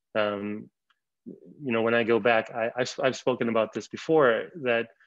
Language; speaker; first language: English; native; English